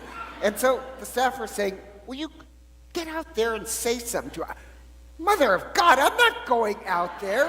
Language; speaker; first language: English; native; English